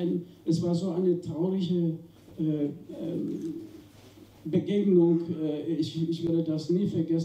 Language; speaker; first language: German; non-native, fluent; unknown